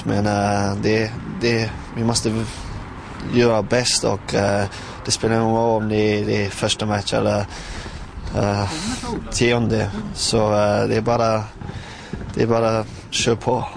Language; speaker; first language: Swedish; non-native, fluent; English